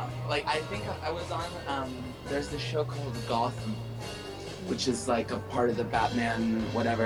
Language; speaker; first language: English; native; English